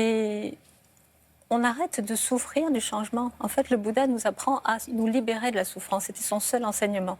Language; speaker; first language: French; native; French